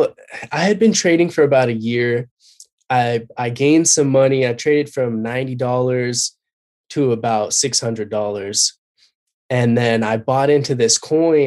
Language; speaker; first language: English; native; English